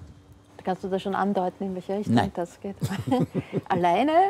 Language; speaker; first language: German; native; German